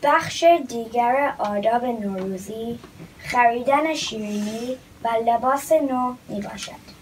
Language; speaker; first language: Persian; early bilingual, heritage; Persian